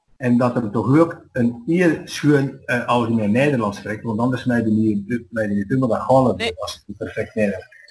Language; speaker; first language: Dutch; native; Dutch